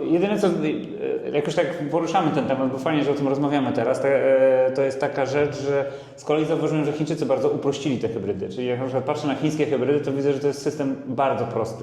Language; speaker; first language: Polish; native; Polish